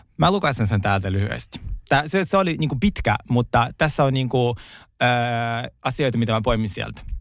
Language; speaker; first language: Finnish; non-native, fluent; Russian